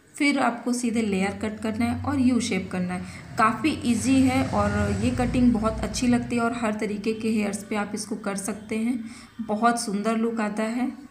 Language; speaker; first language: Hindi; native; Hindi